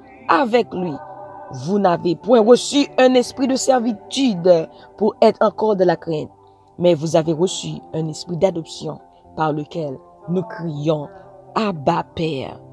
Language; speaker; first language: French; non-native, local second language; Haitian Creole